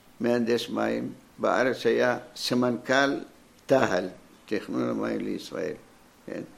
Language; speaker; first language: Hebrew; non-native, fluent; Arabic